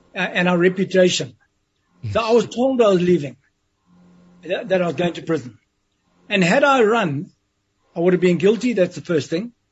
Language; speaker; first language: English; native; English